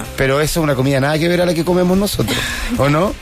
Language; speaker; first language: Spanish; native; Spanish